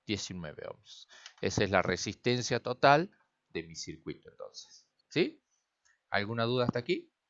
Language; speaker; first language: Spanish; native; Spanish